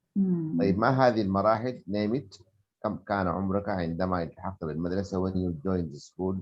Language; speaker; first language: Arabic; native; Arabic